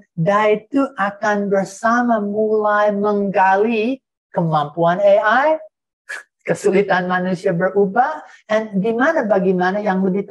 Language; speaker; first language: Indonesian; non-native, fluent; English